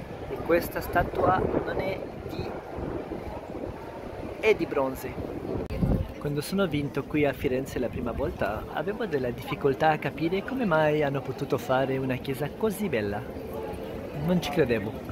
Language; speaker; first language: Italian; non-native, fluent; French